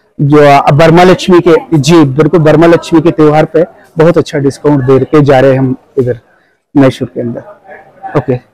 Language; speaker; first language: Hindi; non-native, local second language; Assamese